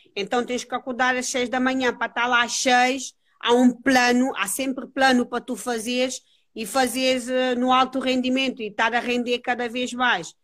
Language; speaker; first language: Portuguese; non-native, local second language; Kabuverdianu